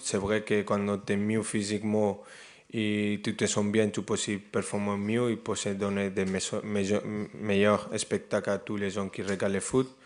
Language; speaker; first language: French; non-native, fluent; Spanish